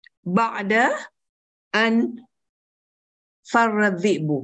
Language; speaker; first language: Arabic; non-native, learner; Malay